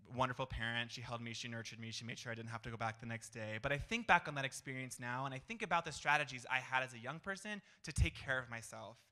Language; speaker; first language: English; native; English